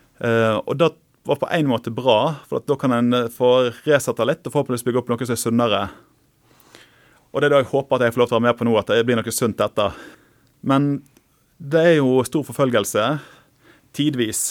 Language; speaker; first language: Norwegian; native; Norwegian